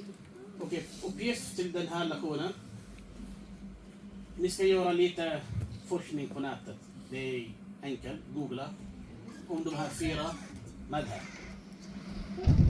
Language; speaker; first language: Swedish; non-native, fluent; Urdu